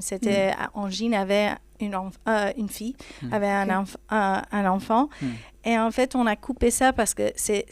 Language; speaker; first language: French; non-native, fluent; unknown